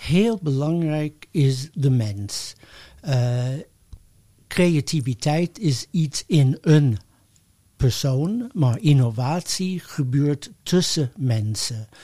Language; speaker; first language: Dutch; non-native, fluent; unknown